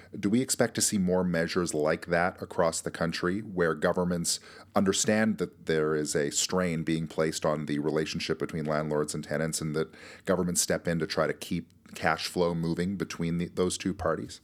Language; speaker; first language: English; native; English